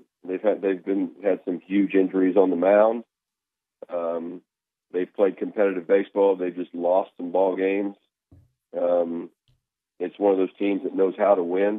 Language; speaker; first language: English; native; English